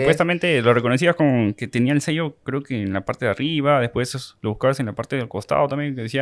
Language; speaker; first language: Spanish; native; Spanish